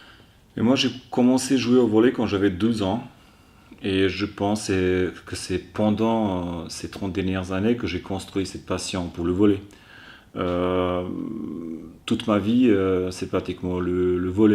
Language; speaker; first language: French; non-native, fluent; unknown